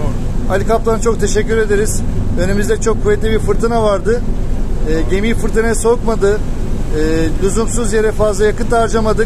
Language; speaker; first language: Turkish; native; Turkish